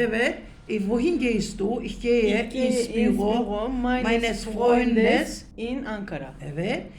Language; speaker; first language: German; non-native, learner; Turkish